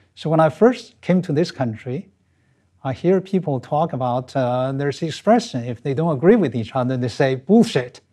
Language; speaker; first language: English; non-native, fluent; Chinese